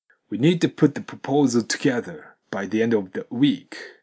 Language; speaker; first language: English; non-native, fluent; Japanese